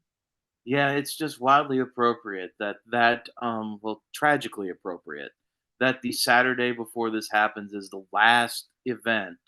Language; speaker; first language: English; native; English